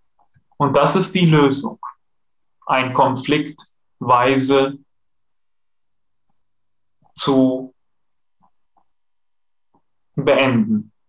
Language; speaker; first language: German; non-native, fluent; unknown